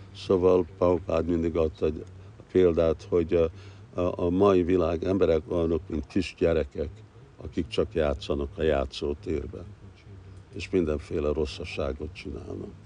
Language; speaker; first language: Hungarian; early bilingual, heritage; Hungarian